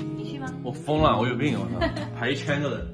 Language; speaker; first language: Chinese; native; Chinese